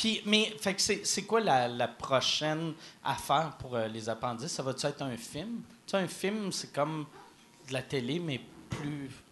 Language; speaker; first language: French; native; French